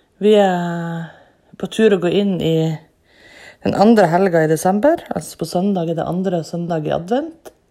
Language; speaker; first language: Norwegian; native; Norwegian